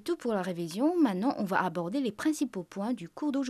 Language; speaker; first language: French; non-native, fluent; Chinese